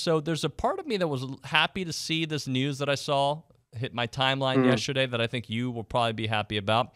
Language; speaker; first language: English; native; English